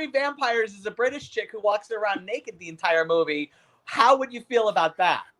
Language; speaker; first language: English; native; English